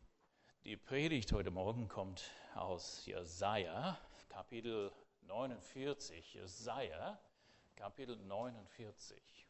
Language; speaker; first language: German; non-native, fluent; English